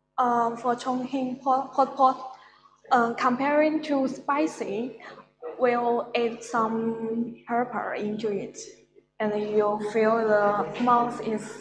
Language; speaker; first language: English; non-native, fluent; Chinese